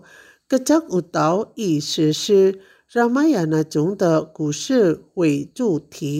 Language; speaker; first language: Chinese; non-native, fluent; Indonesian